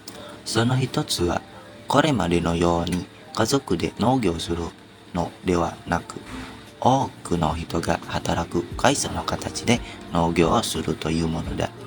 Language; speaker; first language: Japanese; non-native, learner; Indonesian